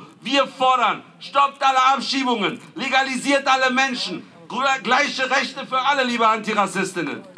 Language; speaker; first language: German; native; German